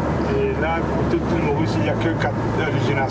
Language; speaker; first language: French; non-native, local second language; Morisyen